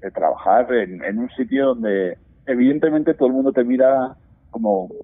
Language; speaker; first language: Spanish; native; Spanish